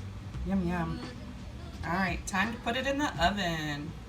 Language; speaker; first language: English; native; English